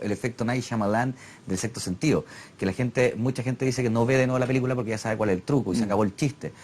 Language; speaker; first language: Spanish; native; Spanish